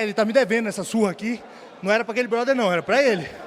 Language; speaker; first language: Portuguese; native; Portuguese